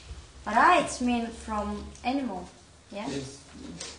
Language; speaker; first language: English; non-native, learner; Russian